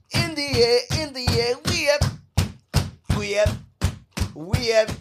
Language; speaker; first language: English; non-native, local second language; Shona